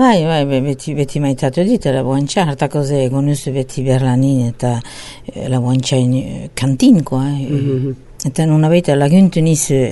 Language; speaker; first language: Basque; native; Basque